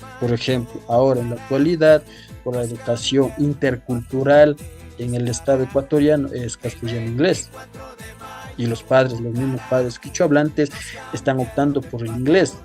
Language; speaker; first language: Spanish; non-native, local second language; Quechua